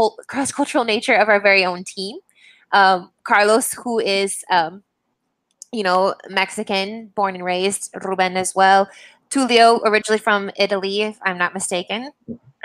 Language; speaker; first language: English; native; English